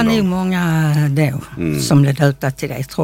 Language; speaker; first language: Swedish; native; Swedish